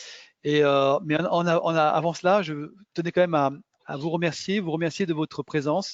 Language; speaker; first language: French; native; French